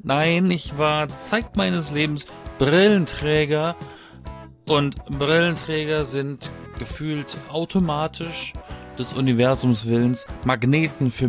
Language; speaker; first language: German; native; German